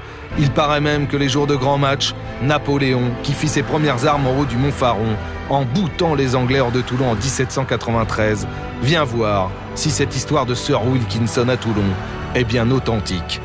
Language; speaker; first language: French; native; French